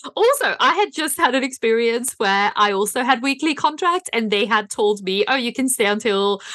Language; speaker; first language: English; non-native, fluent; Dutch